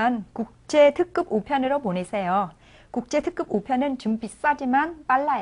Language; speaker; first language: Korean; non-native, fluent; Vietnamese